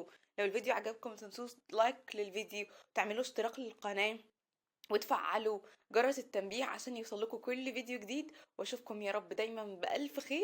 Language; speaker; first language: Arabic; native; Arabic